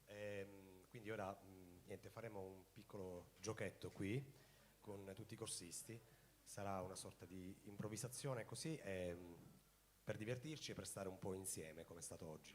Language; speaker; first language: Italian; native; Italian